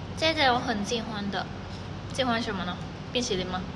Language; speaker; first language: Chinese; non-native, learner; Thai